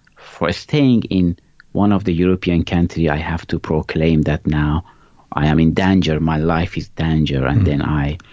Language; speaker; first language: English; non-native, fluent; Persian